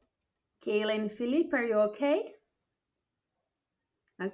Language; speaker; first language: English; non-native, fluent; Portuguese